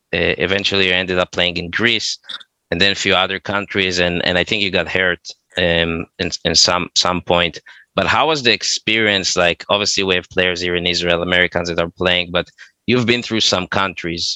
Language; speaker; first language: English; non-native, fluent; Hebrew